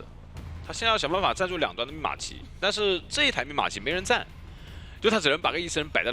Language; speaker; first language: Chinese; native; Chinese